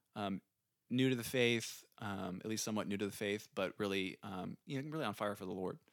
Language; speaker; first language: English; native; English